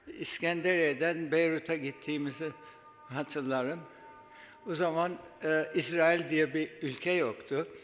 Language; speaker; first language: Turkish; early bilingual, heritage; Turkish